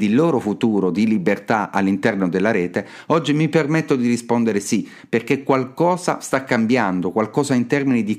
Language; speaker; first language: Italian; native; Italian